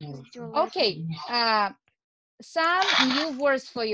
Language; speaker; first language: English; non-native, fluent; Russian